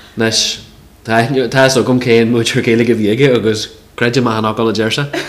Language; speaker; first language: Irish; non-native, local second language; English